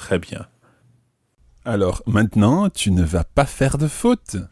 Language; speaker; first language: French; non-native, fluent; English